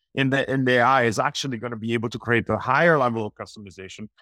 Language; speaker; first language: English; non-native, fluent; Italian